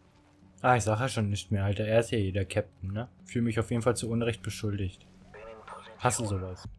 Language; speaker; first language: German; native; German